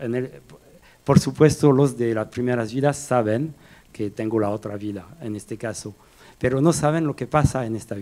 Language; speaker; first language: Spanish; non-native, fluent; French